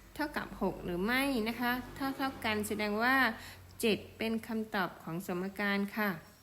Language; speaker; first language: Thai; native; Thai